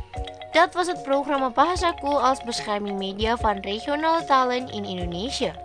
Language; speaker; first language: Dutch; non-native, learner; Indonesian